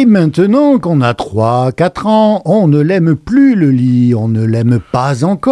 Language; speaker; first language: French; native; French